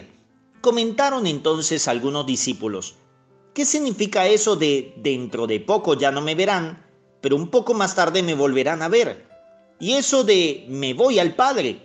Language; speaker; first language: Spanish; native; Spanish